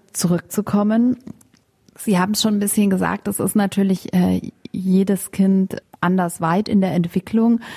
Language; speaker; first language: German; native; German